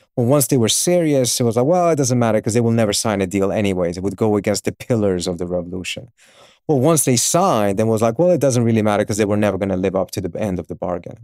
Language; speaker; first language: English; early bilingual, other home language; Swedish